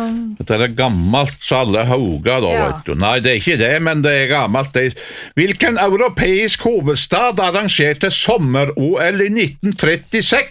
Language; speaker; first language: Norwegian; native; Norwegian